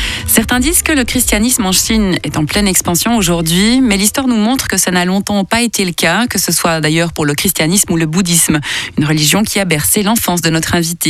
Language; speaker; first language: French; native; French